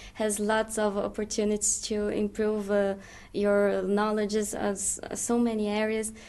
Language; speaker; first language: English; non-native, fluent; Portuguese